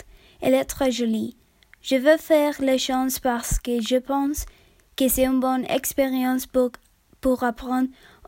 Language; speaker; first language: French; non-native, learner; Spanish